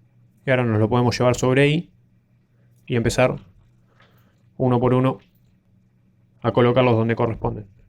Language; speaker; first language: Spanish; native; Spanish